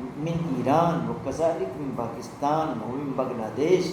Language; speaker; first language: Arabic; non-native, fluent; Urdu